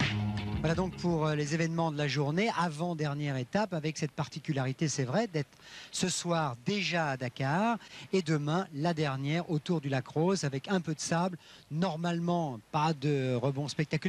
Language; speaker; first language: French; native; French